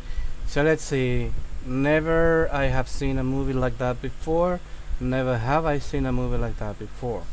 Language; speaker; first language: English; non-native, fluent; Spanish